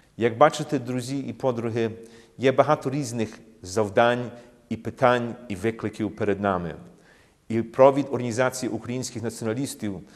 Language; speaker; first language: Ukrainian; early bilingual, heritage; Ukrainian